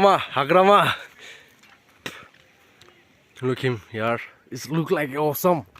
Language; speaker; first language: English; non-native, local second language; Hindi